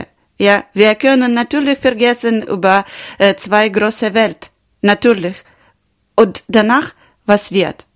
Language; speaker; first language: German; non-native, learner; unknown